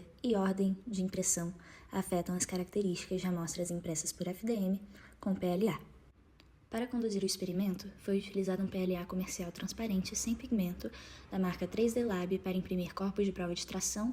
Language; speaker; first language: Portuguese; native; Portuguese